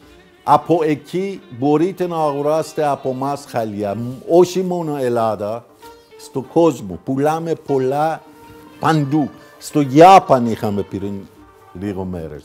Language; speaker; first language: Greek; non-native, fluent; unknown